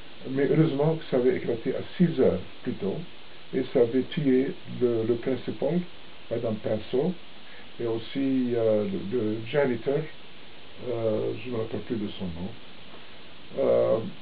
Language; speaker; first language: French; non-native, local second language; Arabic